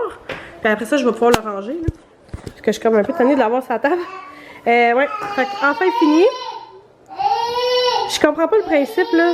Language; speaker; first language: French; native; French